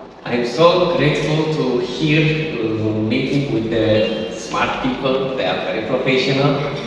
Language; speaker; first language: English; non-native, learner; Turkish